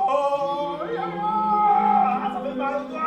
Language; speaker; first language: French; native; French